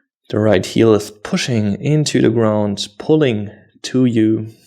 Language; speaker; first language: English; non-native, fluent; German